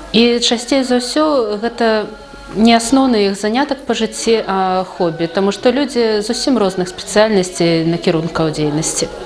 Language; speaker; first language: Belarusian; non-native, local second language; Russian